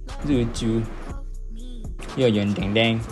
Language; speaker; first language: Chinese; non-native, learner; Malay